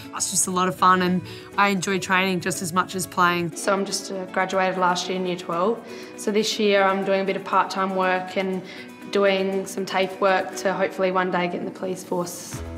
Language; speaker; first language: English; native; English